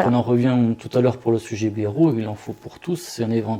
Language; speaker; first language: French; native; French